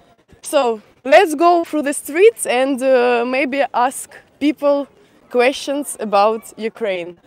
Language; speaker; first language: English; non-native, fluent; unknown